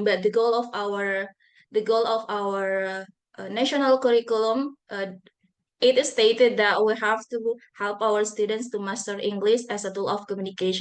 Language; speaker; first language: English; non-native, fluent; Buginese